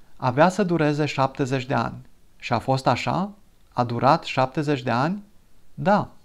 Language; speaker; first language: Romanian; non-native, fluent; English